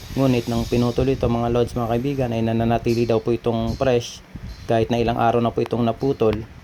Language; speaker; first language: Filipino; non-native, local second language; Bikol